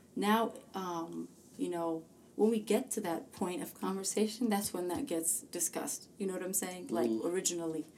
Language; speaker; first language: English; early bilingual, other home language; Amharic